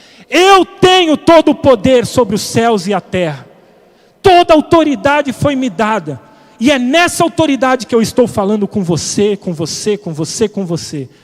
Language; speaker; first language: Portuguese; native; Portuguese